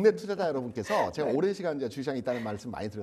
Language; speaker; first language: Korean; native; Korean